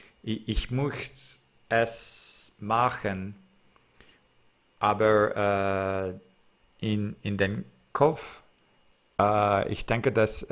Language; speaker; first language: German; non-native, learner; English